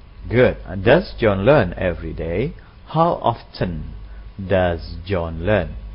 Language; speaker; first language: English; non-native, fluent; Indonesian